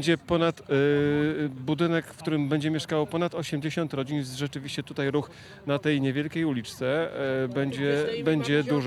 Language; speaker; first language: Polish; native; Polish